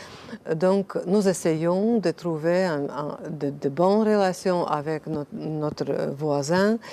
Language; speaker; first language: French; non-native, fluent; Latvian